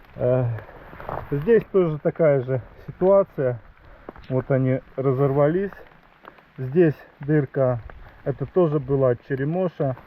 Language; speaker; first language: Russian; non-native, local second language; Ukrainian